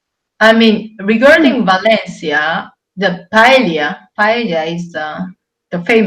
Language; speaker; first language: English; non-native, fluent; Japanese